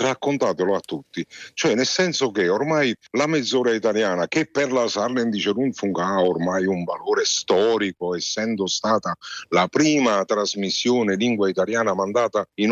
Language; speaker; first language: Italian; non-native, local second language; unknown